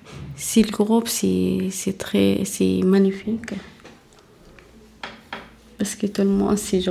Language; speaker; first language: French; non-native, learner; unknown